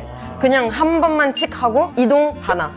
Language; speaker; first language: Korean; non-native, fluent; French